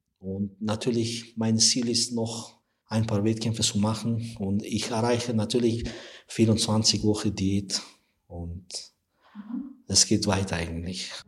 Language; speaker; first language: German; non-native, learner; Persian